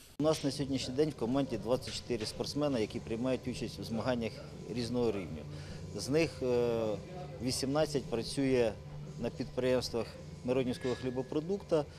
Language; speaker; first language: Ukrainian; native; Ukrainian